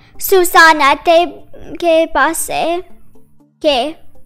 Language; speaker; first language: Spanish; non-native, learner; English